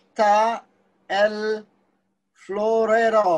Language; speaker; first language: Spanish; non-native, learner; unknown